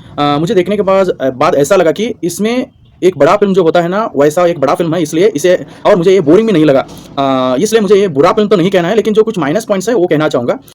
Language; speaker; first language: Hindi; non-native, local second language; Kannada